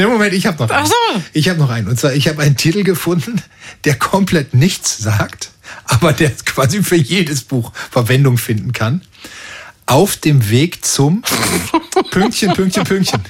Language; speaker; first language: German; native; German